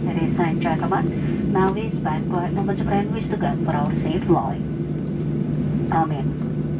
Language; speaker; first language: English; non-native, fluent; Indonesian